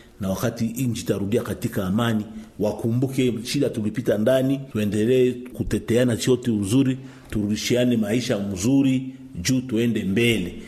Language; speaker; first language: Swahili; non-native, local second language; Nande